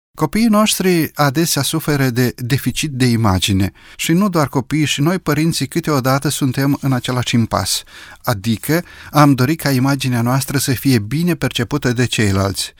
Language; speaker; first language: Romanian; native; Romanian